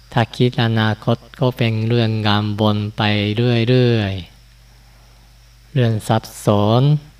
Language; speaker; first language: Thai; non-native, fluent; Japanese